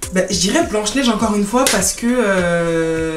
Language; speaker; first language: French; native; French